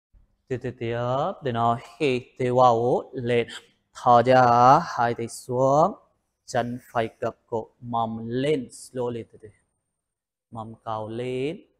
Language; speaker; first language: Vietnamese; non-native, learner; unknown